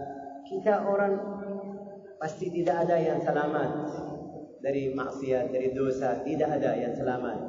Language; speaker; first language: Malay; non-native, learner; Arabic